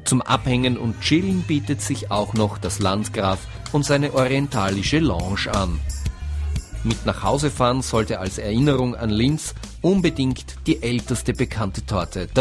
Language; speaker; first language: German; native; German